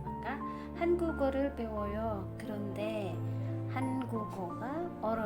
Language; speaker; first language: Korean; non-native, fluent; Indonesian